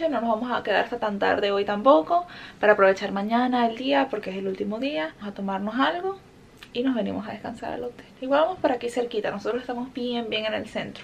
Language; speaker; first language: Spanish; native; Spanish